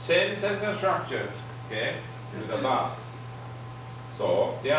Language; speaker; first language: English; non-native, fluent; Japanese